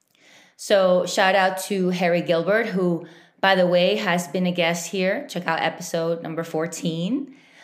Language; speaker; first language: English; non-native, fluent; Spanish